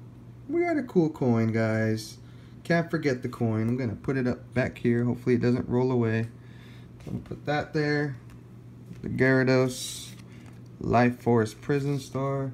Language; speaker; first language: English; native; English